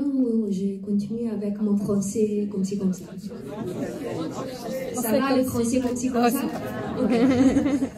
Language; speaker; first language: French; non-native, fluent; Italian